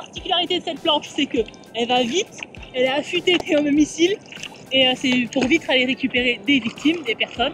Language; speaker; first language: French; native; French